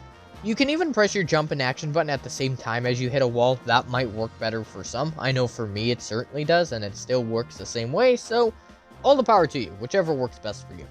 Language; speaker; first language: English; native; English